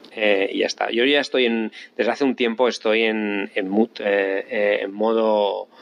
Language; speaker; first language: Spanish; native; Spanish